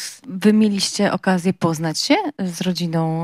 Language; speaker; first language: Polish; native; Polish